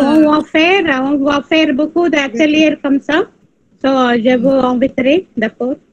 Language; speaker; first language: French; non-native, learner; Tamil